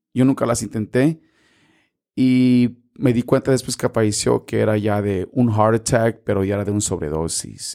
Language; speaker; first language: Spanish; early bilingual, heritage; Spanish